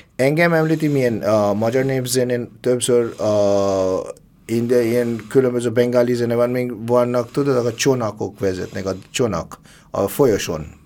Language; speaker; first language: Hungarian; non-native, learner; Bangla